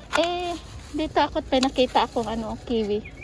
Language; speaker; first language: Filipino; native; Filipino